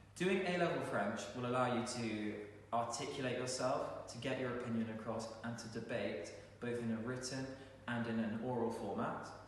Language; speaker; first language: English; native; English